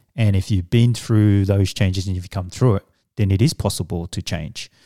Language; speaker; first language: English; early bilingual, other home language; Samoan